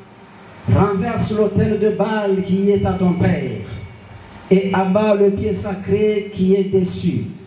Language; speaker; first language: French; non-native, local second language; Lingala